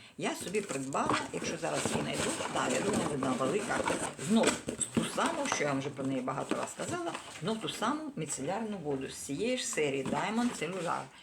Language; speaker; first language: Ukrainian; non-native, local second language; Russian